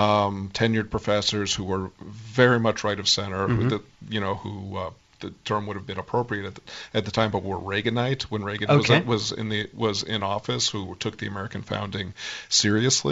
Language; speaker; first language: English; native; English